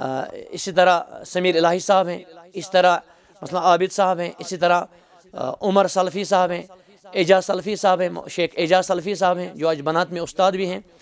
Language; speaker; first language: Hindi; non-native, local second language; Kashmiri